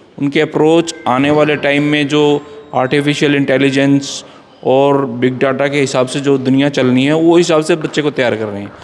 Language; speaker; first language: Hindi; native; Hindi